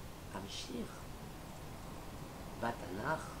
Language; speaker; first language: Hebrew; non-native, learner; French